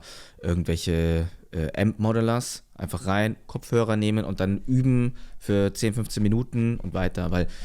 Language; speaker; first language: German; native; German